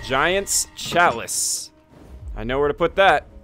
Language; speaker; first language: English; native; English